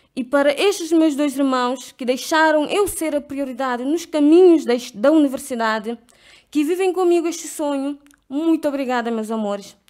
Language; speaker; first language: Portuguese; non-native, local second language; Kabuverdianu